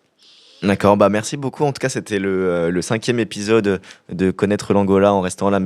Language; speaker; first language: French; native; French